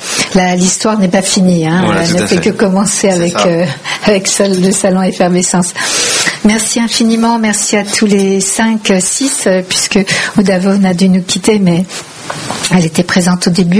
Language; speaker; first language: French; native; French